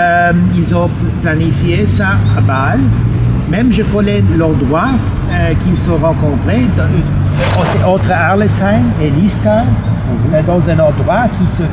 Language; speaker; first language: French; non-native, learner; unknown